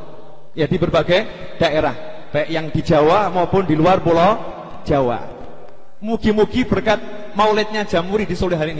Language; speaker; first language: Indonesian; non-native, local second language; Javanese